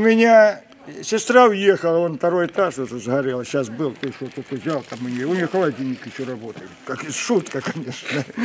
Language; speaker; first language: Russian; native; Russian